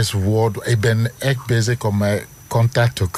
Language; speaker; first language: Dutch; non-native, learner; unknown